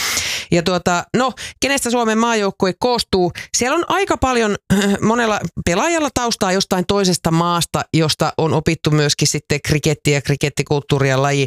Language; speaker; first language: Finnish; native; Finnish